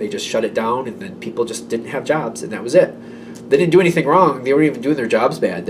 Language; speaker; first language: English; native; English